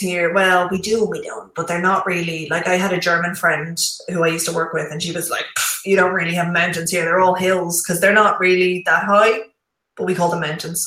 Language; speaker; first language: English; native; English